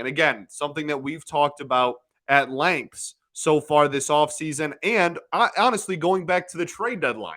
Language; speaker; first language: English; native; English